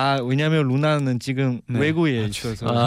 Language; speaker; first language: Korean; non-native, learner; Chinese